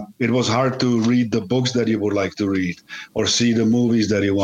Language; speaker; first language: English; non-native, fluent; Czech